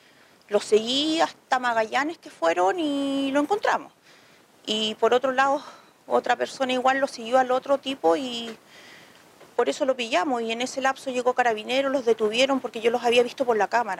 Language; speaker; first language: Spanish; native; Spanish